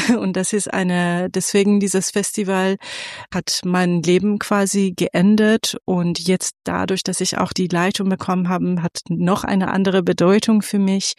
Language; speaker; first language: German; non-native, fluent; Persian